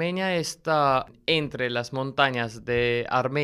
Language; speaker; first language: Spanish; non-native, learner; Armenian